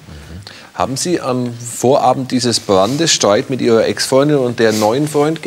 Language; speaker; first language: German; native; German